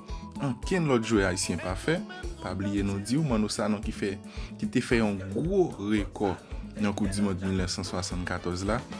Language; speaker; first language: French; non-native, learner; Haitian Creole